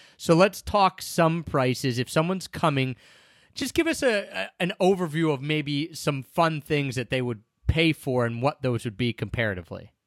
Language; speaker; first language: English; native; English